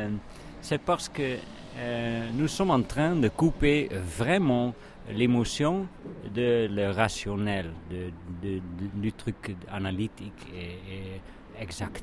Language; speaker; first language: French; non-native, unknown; Dutch